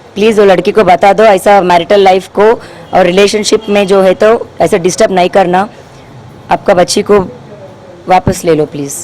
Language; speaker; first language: Hindi; non-native, local second language; Telugu